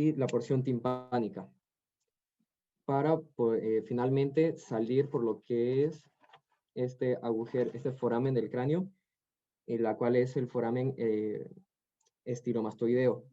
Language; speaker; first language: Spanish; native; Spanish